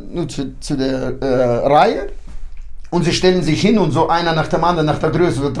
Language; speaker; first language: German; early bilingual, heritage; German